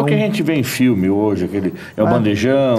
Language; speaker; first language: Portuguese; native; Portuguese